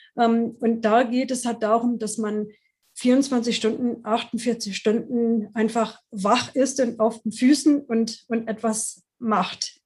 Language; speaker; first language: German; non-native, fluent; English